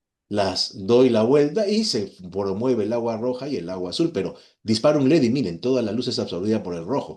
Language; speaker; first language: Spanish; native; Spanish